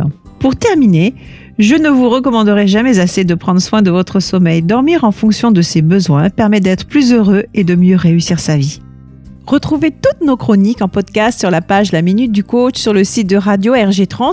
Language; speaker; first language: French; native; French